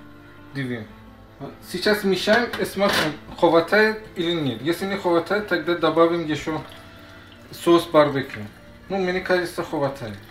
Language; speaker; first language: Russian; non-native, learner; Persian